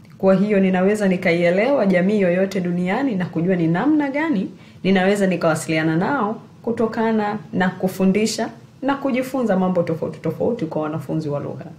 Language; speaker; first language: Swahili; native; Swahili